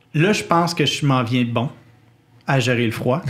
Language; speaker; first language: French; native; French